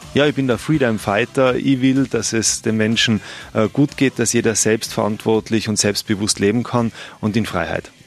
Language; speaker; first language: German; native; German